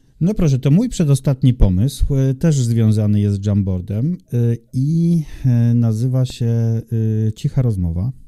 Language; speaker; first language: Polish; native; Polish